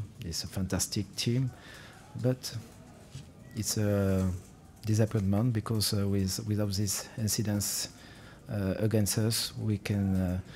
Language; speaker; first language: English; non-native, fluent; French